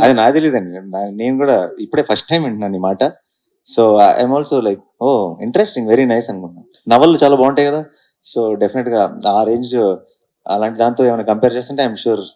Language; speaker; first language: Telugu; native; Telugu